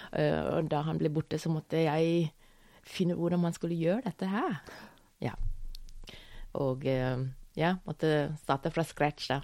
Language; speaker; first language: Norwegian; non-native, fluent; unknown